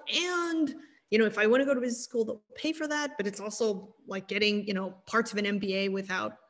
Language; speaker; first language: English; native; English